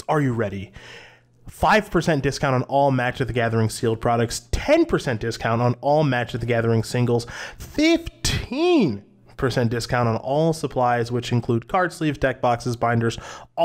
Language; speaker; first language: English; native; English